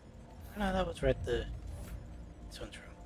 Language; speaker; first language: English; native; English